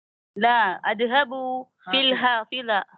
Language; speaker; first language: Arabic; non-native, learner; Tamil